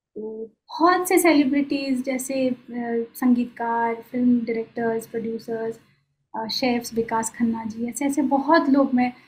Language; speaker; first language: Hindi; non-native, local second language; Bangla